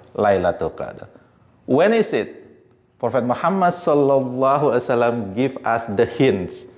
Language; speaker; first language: English; non-native, fluent; Indonesian